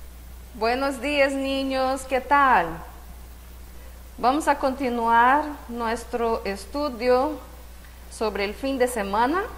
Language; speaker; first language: Spanish; non-native, fluent; Portuguese